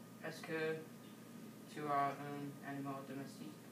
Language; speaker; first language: French; non-native, learner; English